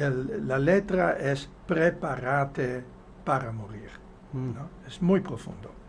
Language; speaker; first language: Spanish; non-native, fluent; Dutch